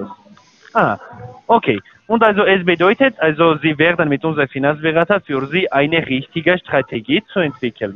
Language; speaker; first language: German; non-native, learner; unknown